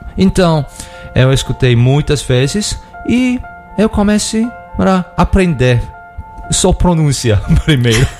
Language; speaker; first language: Portuguese; non-native, learner; Korean